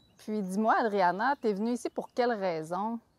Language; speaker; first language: French; native; French